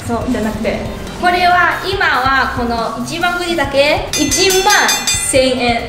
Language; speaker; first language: Japanese; non-native, fluent; Chinese